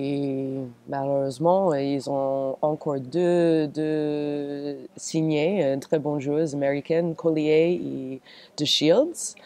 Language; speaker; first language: French; non-native, fluent; English